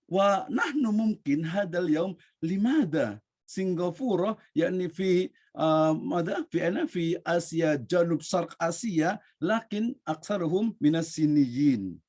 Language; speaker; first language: Arabic; non-native, learner; Indonesian